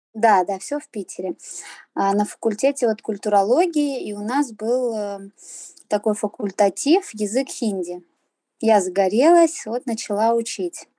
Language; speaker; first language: Russian; native; Russian